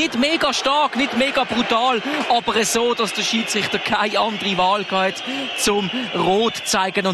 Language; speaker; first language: German; native; German